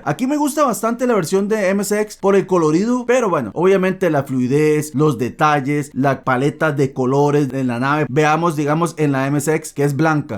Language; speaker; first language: Spanish; native; Spanish